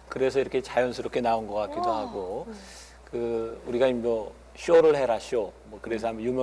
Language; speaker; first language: Korean; native; Korean